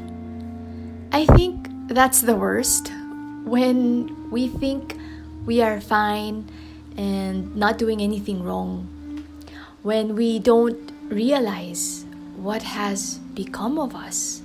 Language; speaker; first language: English; non-native, local second language; Filipino